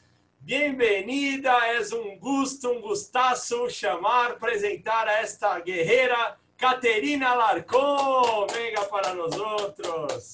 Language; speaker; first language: Spanish; non-native, fluent; Portuguese